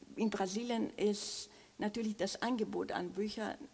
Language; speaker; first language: German; non-native, fluent; Portuguese